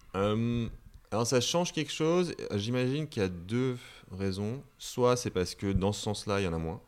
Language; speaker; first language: French; native; French